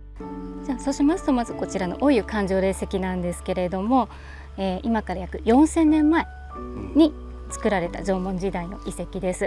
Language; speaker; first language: Japanese; native; Japanese